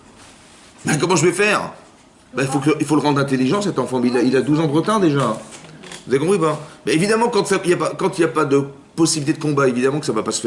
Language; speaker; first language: French; native; French